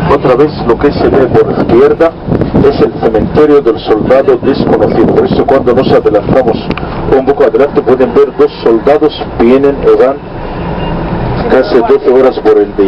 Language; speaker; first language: Spanish; non-native, fluent; Arabic